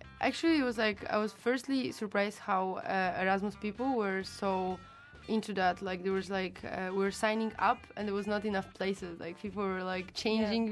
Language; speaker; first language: English; non-native, fluent; Polish